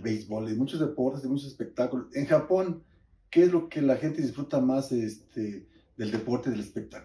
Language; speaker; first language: Spanish; native; Spanish